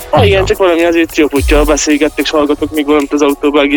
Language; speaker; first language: Hungarian; native; Hungarian